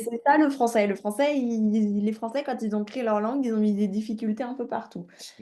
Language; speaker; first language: French; native; French